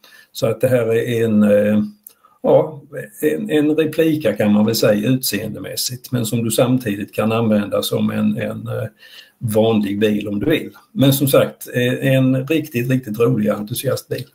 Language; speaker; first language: Swedish; native; Swedish